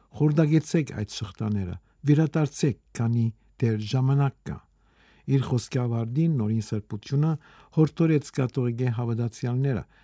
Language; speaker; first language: Armenian; early bilingual, heritage; Armenian